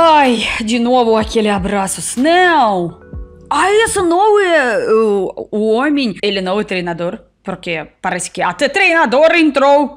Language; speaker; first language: Portuguese; non-native, learner; Russian